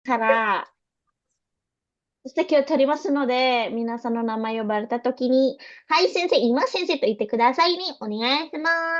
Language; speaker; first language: Japanese; non-native, fluent; Indonesian